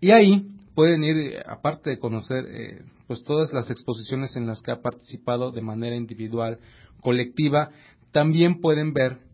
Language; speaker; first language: Spanish; native; Spanish